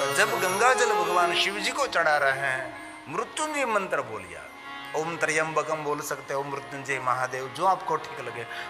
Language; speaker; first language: Hindi; non-native, local second language; Gujarati